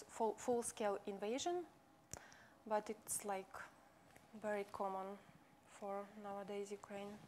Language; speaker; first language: English; non-native, fluent; Russian